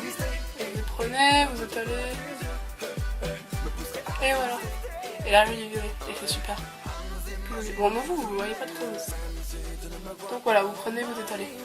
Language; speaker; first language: French; native; French